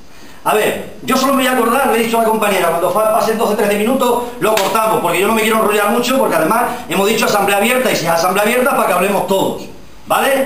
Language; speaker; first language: Spanish; native; Spanish